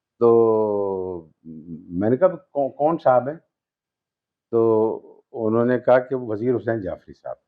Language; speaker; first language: Urdu; native; Urdu